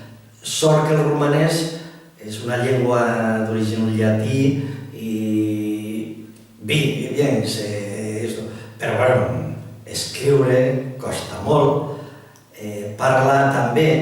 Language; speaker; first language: Catalan; non-native, local second language; Spanish